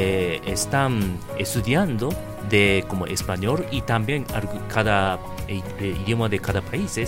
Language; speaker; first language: Spanish; non-native, learner; Japanese